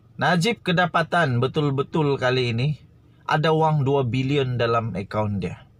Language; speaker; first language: Malay; native; Malay